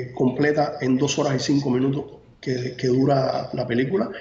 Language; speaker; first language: Spanish; native; Spanish